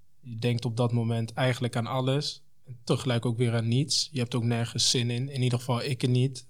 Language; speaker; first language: Dutch; early bilingual, other home language; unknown